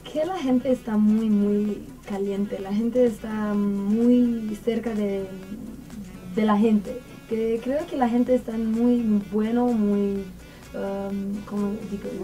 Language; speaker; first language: Spanish; non-native, learner; Romanian